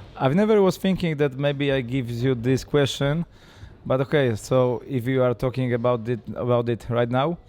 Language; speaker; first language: English; non-native, learner; Polish